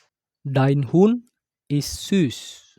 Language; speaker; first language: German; non-native, fluent; Indonesian